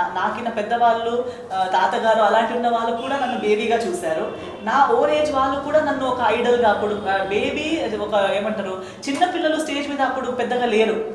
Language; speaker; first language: Telugu; non-native, fluent; Konkani